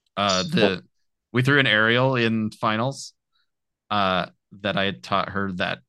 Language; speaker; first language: English; native; English